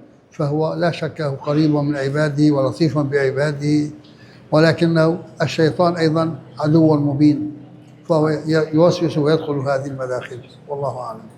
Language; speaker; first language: Arabic; native; Arabic